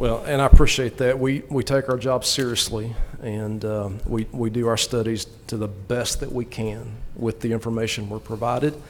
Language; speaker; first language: English; native; English